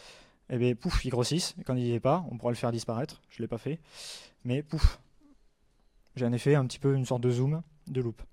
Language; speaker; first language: French; native; French